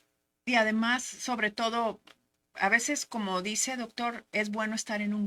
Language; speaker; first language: Spanish; native; Spanish